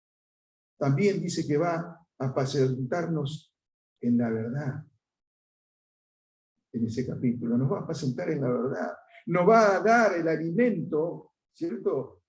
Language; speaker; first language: Spanish; native; Spanish